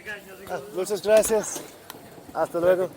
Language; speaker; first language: Spanish; non-native, learner; English